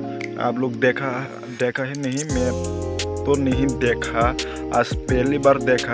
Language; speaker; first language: Hindi; non-native, local second language; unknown